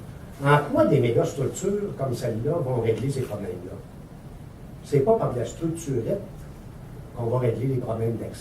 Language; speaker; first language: French; native; French